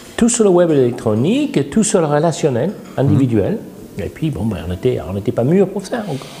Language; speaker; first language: French; non-native, fluent; English